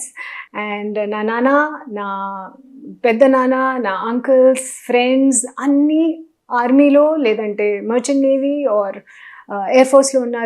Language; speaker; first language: Telugu; non-native, learner; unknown